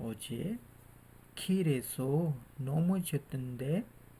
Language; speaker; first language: Korean; non-native, fluent; Urdu